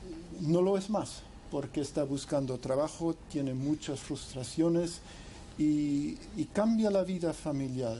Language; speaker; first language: Spanish; non-native, fluent; English